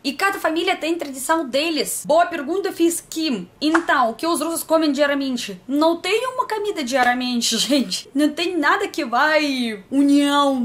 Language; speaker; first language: Portuguese; non-native, learner; Russian